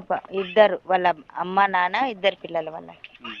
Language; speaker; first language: Telugu; native; Telugu